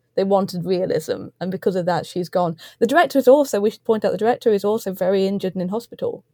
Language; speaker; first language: English; native; English